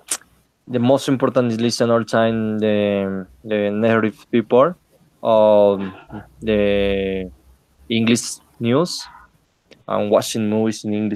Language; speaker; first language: English; non-native, learner; Spanish